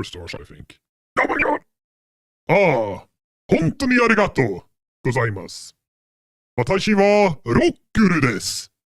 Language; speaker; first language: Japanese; non-native, learner; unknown